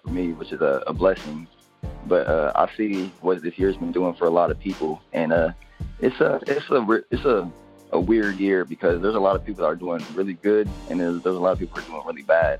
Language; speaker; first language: English; native; English